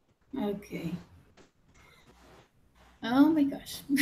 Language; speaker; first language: English; non-native, learner; Spanish